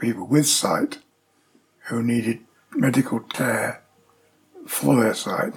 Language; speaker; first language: English; native; English